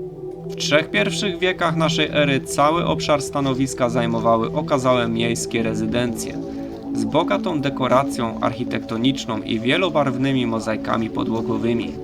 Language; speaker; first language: Polish; native; Polish